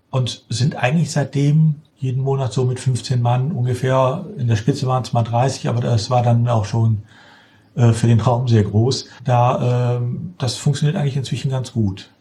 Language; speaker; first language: German; native; German